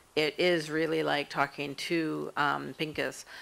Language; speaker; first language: English; native; English